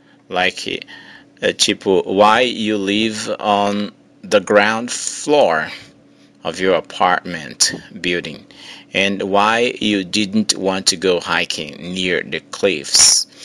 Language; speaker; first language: English; non-native, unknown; Portuguese